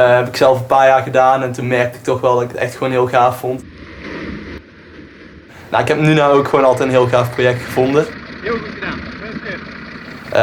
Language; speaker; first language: Dutch; native; Dutch